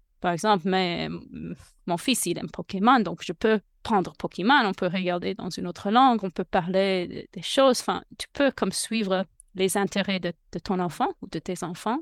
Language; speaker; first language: French; non-native, fluent; English